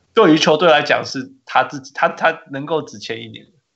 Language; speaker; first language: Chinese; native; Chinese